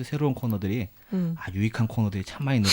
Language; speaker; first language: Korean; native; Korean